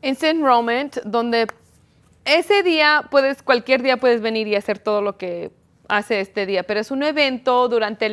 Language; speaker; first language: Spanish; early bilingual, heritage; Spanish